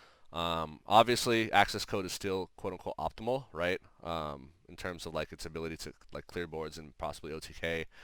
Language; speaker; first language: English; native; English